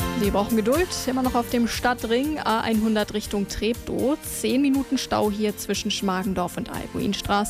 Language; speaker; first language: German; native; German